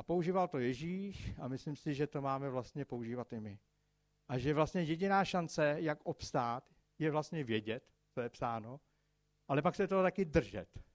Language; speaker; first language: Czech; native; Czech